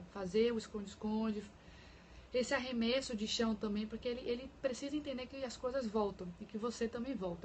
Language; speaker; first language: Portuguese; native; Portuguese